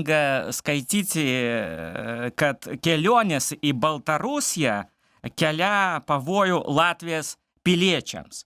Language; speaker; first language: Lithuanian; non-native, learner; Belarusian